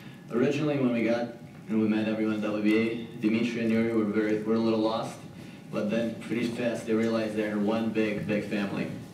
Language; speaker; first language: English; native; English